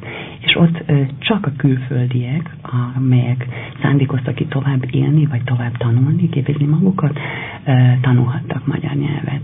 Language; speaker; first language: Hungarian; non-native, fluent; Albanian